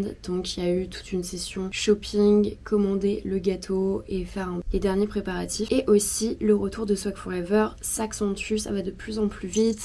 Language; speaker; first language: French; native; French